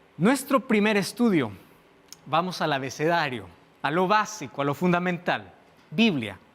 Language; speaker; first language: Spanish; non-native, fluent; Portuguese